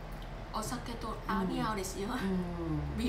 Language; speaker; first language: Japanese; non-native, learner; Vietnamese